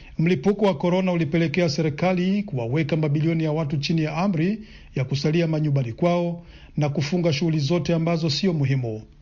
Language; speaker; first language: Swahili; non-native, local second language; Rundi